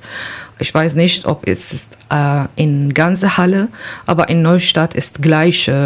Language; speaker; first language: German; non-native, learner; Kurdish